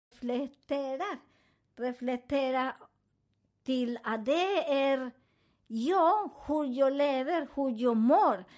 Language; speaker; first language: Swedish; non-native, fluent; Spanish